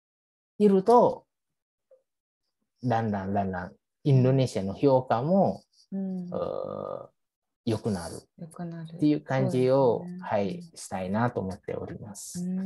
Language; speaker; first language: Japanese; non-native, fluent; Indonesian